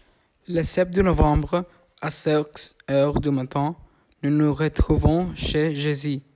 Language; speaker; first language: French; non-native, learner; Spanish